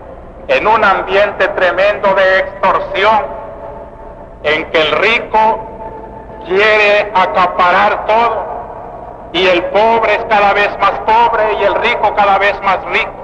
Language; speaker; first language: Spanish; native; Spanish